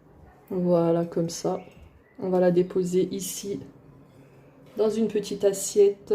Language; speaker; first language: French; native; French